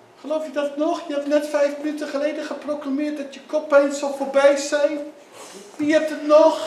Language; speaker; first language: Dutch; native; Dutch